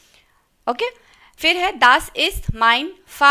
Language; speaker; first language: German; non-native, fluent; Hindi